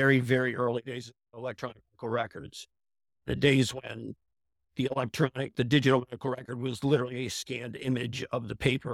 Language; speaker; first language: English; native; English